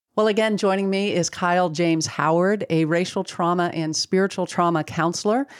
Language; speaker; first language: English; native; English